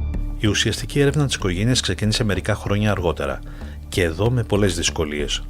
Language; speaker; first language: Greek; native; Greek